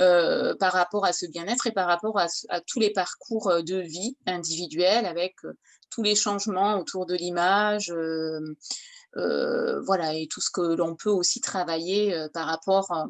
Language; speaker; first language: French; native; French